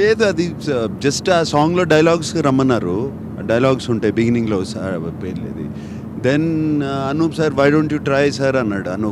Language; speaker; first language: Telugu; native; Telugu